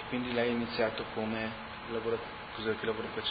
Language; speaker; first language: Italian; native; Italian